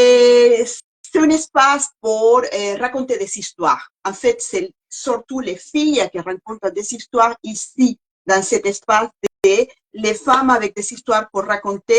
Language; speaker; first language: French; non-native, learner; Spanish